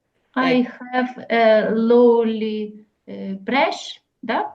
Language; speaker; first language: English; non-native, learner; Russian